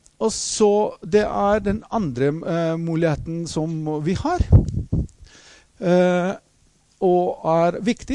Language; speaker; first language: Norwegian; non-native, fluent; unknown